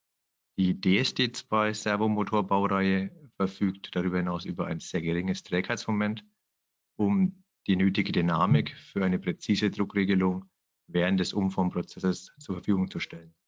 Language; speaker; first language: German; native; German